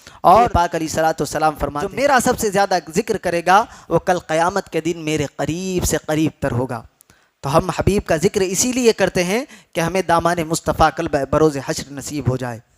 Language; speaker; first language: Urdu; native; Urdu